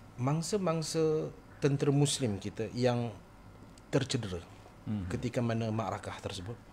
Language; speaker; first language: Malay; native; Malay